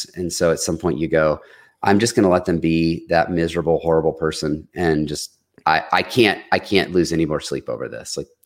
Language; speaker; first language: English; native; English